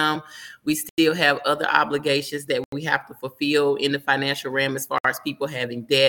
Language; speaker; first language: English; native; English